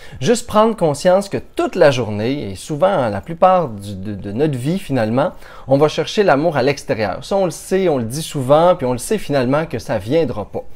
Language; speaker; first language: French; native; French